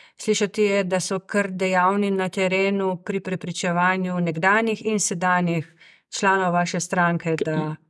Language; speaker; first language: Slovenian; native; Slovenian